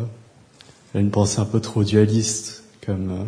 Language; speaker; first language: French; early bilingual, other home language; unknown